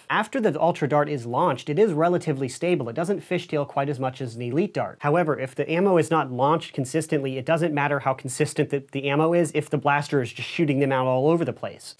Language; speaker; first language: English; native; English